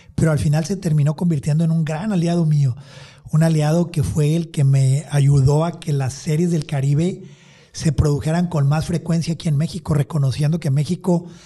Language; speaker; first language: Spanish; native; Spanish